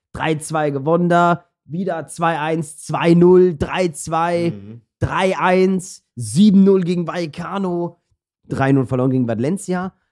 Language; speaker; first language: German; early bilingual, other home language; Turkish